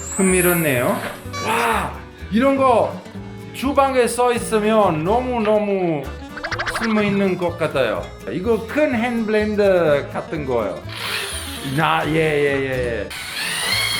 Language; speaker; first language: Korean; non-native, learner; Italian